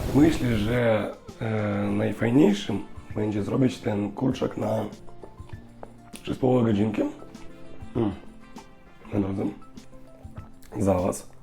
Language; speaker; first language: Polish; non-native, learner; Russian